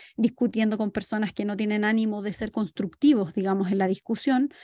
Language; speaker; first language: Spanish; native; Spanish